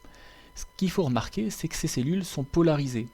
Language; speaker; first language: French; native; French